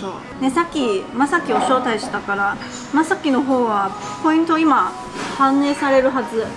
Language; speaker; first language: Japanese; non-native, fluent; Chinese